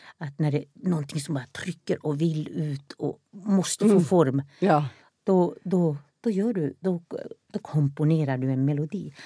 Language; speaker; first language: Swedish; non-native, local second language; Northern Sami